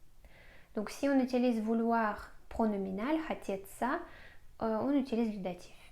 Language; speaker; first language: French; non-native, fluent; Russian